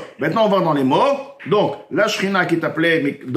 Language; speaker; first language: French; native; French